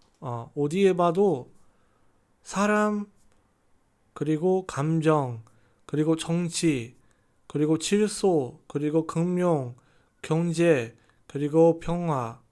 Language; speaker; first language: Korean; non-native, learner; Chinese